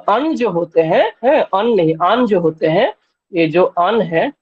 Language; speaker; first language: Hindi; non-native, local second language; Bangla